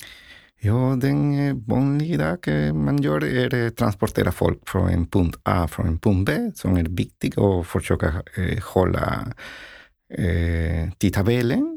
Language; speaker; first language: Swedish; non-native, learner; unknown